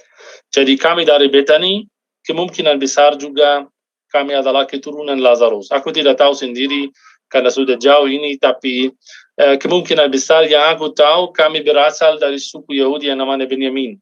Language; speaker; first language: Indonesian; non-native, fluent; Arabic